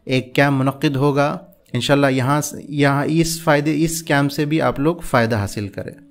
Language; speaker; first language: Hindi; non-native, local second language; Urdu